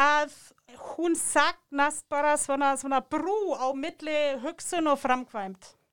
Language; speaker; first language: Icelandic; non-native, fluent; German